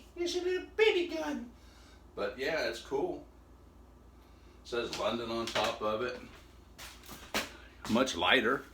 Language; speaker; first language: English; native; English